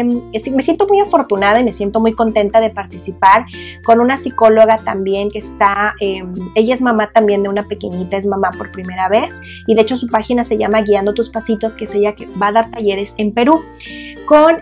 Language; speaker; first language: Spanish; native; Spanish